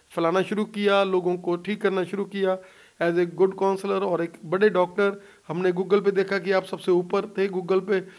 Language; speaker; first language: Hindi; non-native, local second language; Punjabi